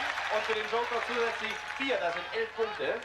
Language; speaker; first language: German; native; German